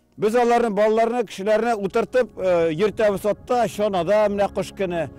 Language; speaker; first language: Tatar; native; Tatar